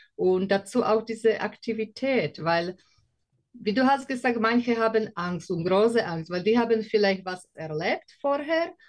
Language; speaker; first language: German; non-native, learner; Slovak